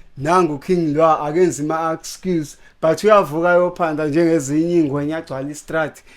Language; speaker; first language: Zulu; native; Zulu